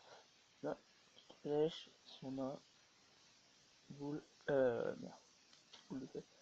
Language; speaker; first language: French; native; French